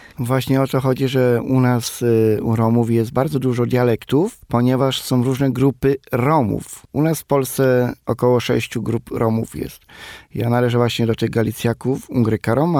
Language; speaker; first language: Polish; non-native, local second language; Romany